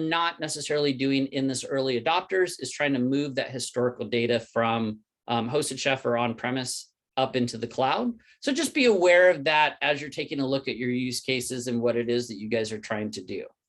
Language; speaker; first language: English; native; English